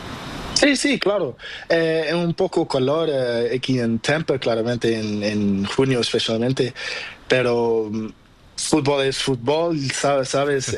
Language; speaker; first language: Spanish; non-native, learner; Portuguese